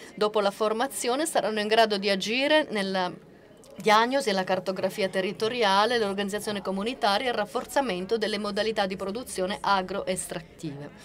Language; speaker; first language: Italian; non-native, fluent; Portuguese